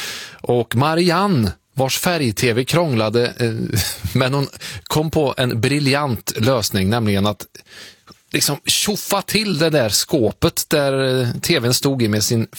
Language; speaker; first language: Swedish; native; Swedish